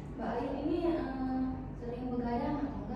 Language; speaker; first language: Indonesian; native; Indonesian